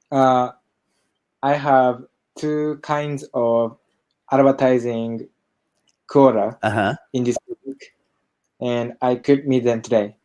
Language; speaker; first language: English; non-native, learner; Japanese